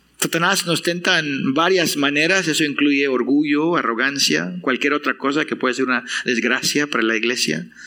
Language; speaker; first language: Spanish; non-native, fluent; English